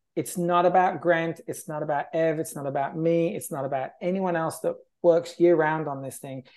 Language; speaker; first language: English; native; English